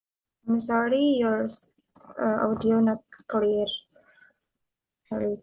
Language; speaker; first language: English; non-native, learner; Indonesian